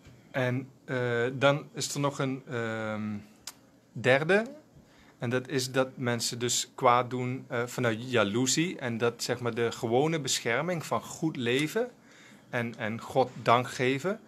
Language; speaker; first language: Dutch; non-native, local second language; Sranan Tongo